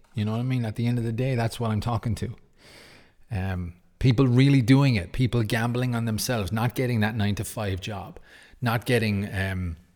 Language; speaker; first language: English; native; English